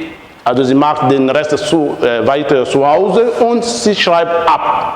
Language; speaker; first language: German; non-native, fluent; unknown